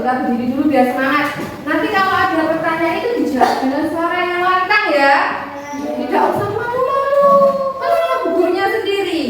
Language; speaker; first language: Malay; native; Malay